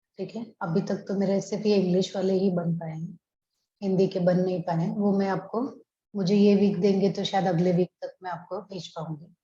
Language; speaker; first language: Hindi; non-native, local second language; Marathi